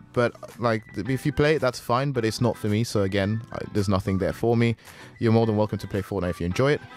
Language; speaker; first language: English; native; English